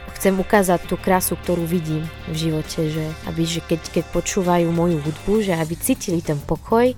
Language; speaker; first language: Slovak; non-native, fluent; Arabic